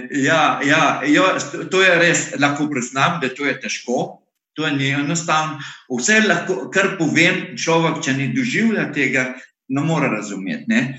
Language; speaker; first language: Slovenian; non-native, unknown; Arabic